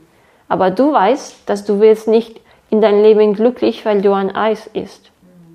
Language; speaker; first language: German; non-native, fluent; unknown